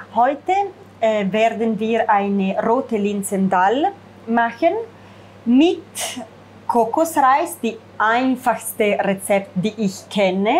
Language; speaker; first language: German; non-native, fluent; Italian